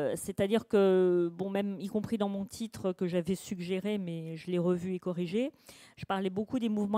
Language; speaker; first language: French; native; French